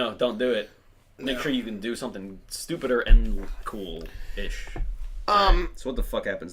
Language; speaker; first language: English; native; English